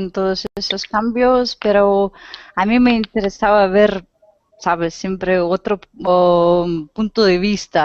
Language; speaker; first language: Spanish; non-native, learner; Russian